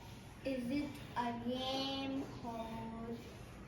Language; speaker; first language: English; non-native, fluent; Vietnamese